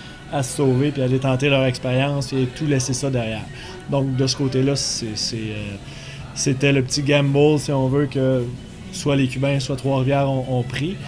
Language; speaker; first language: French; native; French